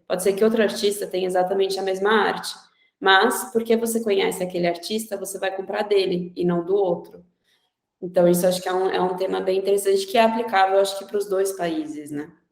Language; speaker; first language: Portuguese; native; Portuguese